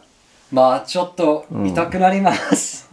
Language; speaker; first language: Japanese; non-native, learner; English